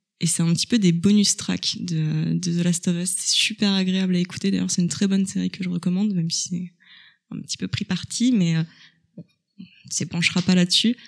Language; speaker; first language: French; native; French